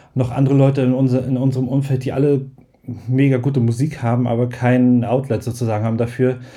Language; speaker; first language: German; native; German